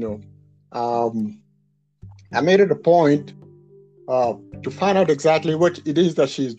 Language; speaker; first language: English; non-native, local second language; Yoruba